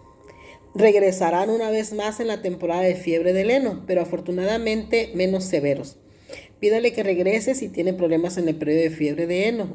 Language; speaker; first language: Spanish; native; Spanish